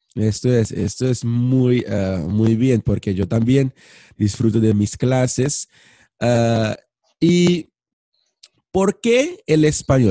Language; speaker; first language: Spanish; non-native, fluent; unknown